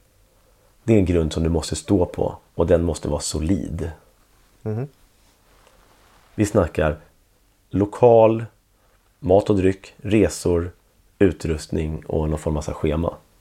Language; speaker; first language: Swedish; native; Swedish